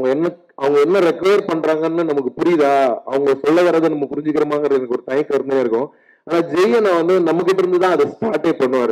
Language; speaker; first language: Tamil; native; Tamil